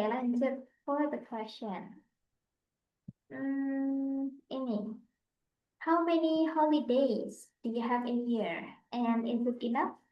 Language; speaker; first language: English; non-native, fluent; Indonesian